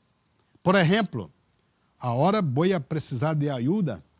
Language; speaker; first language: Spanish; non-native, learner; Portuguese